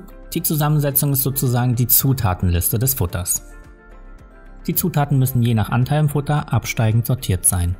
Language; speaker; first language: German; native; German